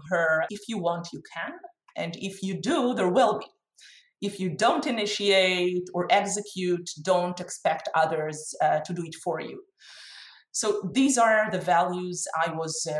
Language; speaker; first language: English; non-native, fluent; Hebrew